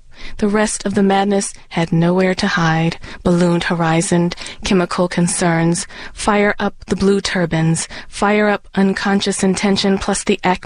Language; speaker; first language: English; native; English